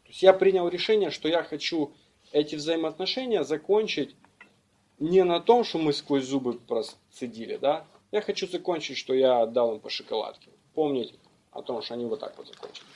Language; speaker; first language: Russian; native; Russian